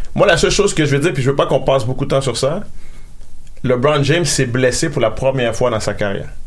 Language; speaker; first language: French; native; French